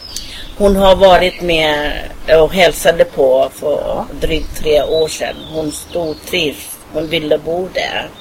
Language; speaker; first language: Swedish; non-native, fluent; Thai